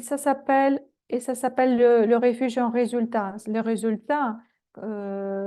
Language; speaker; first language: French; non-native, fluent; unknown